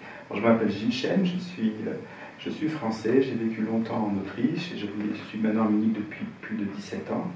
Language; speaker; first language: French; native; French